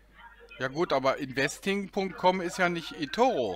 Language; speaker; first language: German; native; German